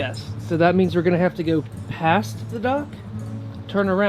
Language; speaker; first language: English; native; English